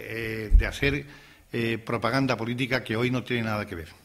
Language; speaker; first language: Spanish; native; Spanish